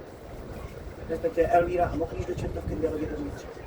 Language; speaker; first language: Czech; native; Czech